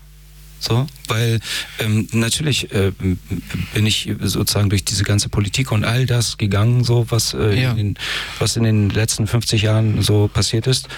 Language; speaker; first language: German; early bilingual, other home language; Persian